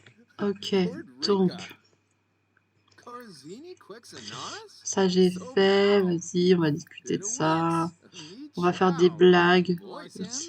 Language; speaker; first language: French; native; French